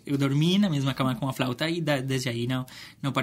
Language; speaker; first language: Portuguese; non-native, fluent; Spanish